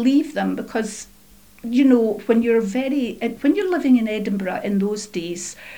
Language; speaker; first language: English; native; English